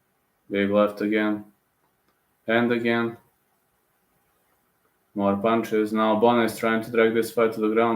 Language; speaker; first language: English; non-native, fluent; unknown